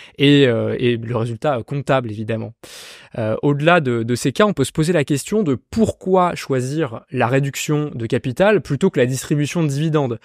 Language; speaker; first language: French; native; French